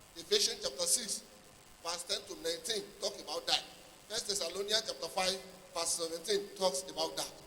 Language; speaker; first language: English; non-native, local second language; Yoruba